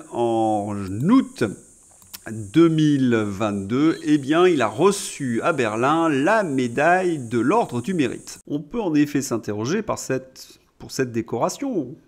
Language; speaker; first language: French; native; French